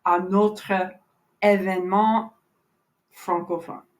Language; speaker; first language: French; non-native, fluent; English